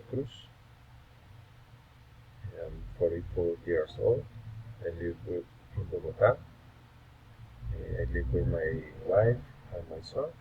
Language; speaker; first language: English; non-native, learner; Spanish